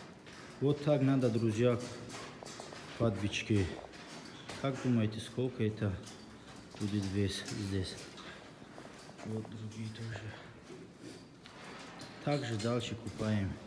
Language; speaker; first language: Russian; non-native, learner; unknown